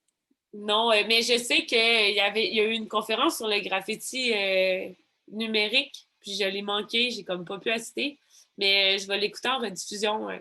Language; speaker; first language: French; native; French